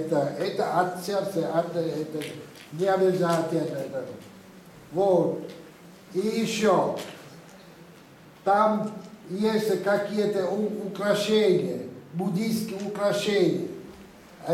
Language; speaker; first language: Russian; non-native, fluent; Vietnamese